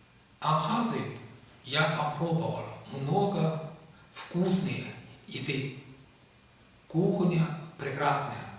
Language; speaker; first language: Russian; non-native, learner; Chinese